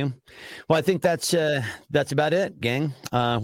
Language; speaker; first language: English; native; English